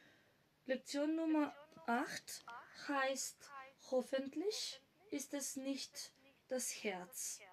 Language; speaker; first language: German; non-native, fluent; Macedonian